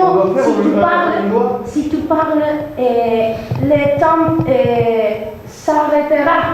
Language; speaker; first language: French; non-native, learner; Spanish